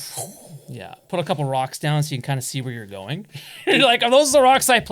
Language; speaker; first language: English; native; English